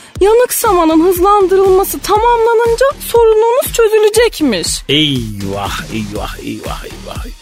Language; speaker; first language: Turkish; native; Turkish